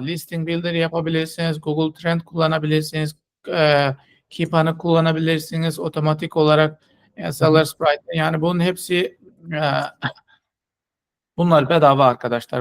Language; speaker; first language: Turkish; non-native, fluent; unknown